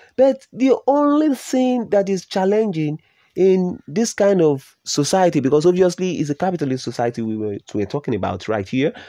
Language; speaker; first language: English; non-native, local second language; Yoruba